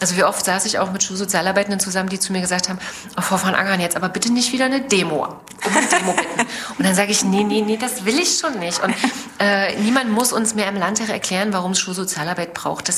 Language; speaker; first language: German; native; German